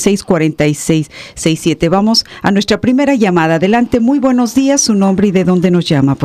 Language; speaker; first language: Spanish; native; Spanish